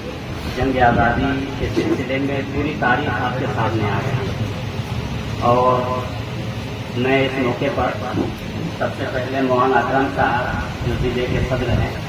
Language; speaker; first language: Urdu; native; Urdu